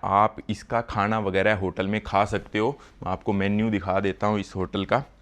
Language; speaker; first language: Hindi; native; Hindi